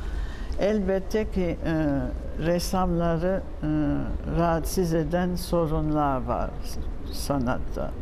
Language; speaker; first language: Turkish; non-native, fluent; French